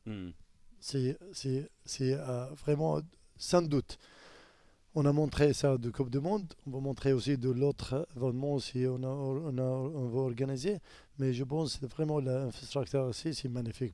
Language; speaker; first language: French; non-native, learner; Arabic